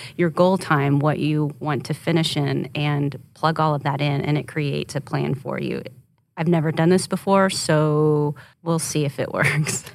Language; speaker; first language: English; native; English